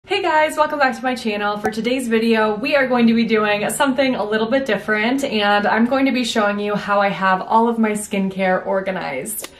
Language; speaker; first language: English; native; English